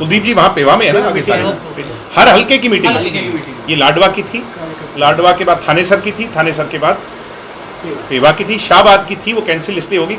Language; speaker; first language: Hindi; native; Hindi